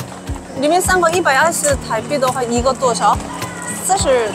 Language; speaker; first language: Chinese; non-native, fluent; Korean